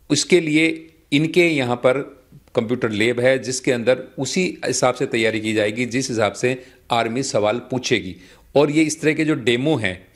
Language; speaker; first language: Hindi; native; Hindi